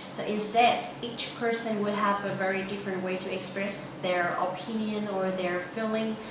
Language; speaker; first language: English; non-native, fluent; Vietnamese